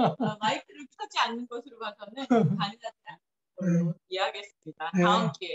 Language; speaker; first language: Korean; native; Korean